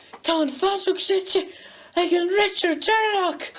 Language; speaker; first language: Irish; non-native, local second language; English